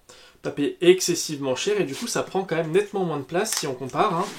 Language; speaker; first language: French; native; French